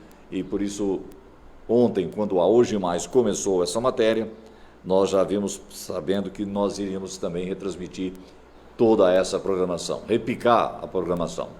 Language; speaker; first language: Portuguese; native; Portuguese